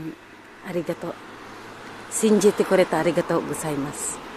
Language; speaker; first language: Japanese; non-native, learner; Filipino